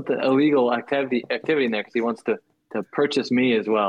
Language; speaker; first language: English; native; English